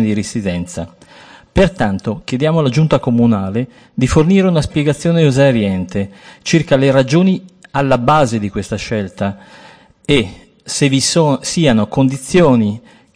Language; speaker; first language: Italian; native; Italian